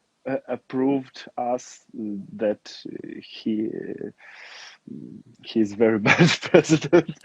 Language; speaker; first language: English; non-native, learner; Romanian